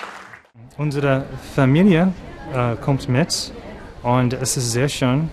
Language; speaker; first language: German; non-native, learner; English